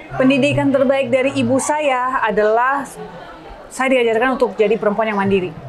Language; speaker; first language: Indonesian; early bilingual, heritage; English